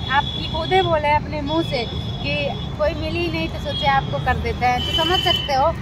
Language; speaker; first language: Hindi; native; Hindi